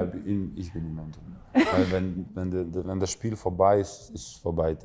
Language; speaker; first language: German; non-native, fluent; Croatian